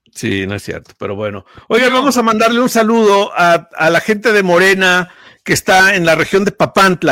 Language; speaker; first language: Spanish; native; Spanish